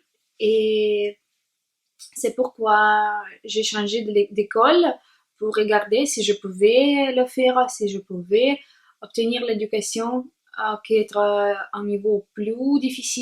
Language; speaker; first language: French; non-native, learner; Russian